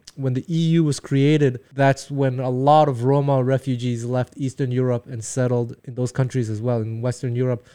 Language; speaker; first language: English; non-native, fluent; Min Nan Chinese